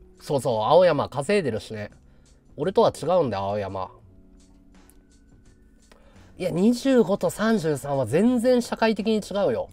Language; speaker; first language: Japanese; native; Japanese